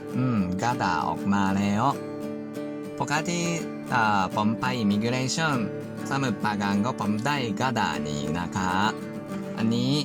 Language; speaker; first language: Thai; non-native, learner; Japanese